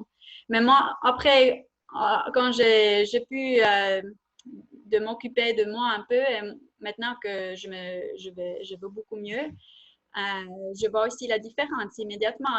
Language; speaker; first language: French; non-native, fluent; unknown